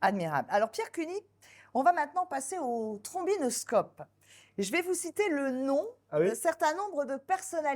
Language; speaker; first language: French; native; French